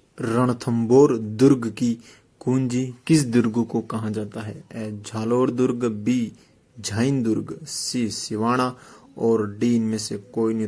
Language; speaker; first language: Hindi; native; Hindi